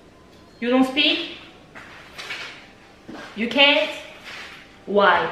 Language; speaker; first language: English; non-native, learner; French